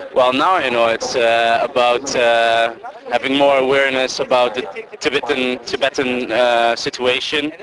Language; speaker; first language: English; non-native, fluent; Dutch